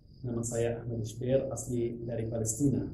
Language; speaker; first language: Indonesian; non-native, fluent; Arabic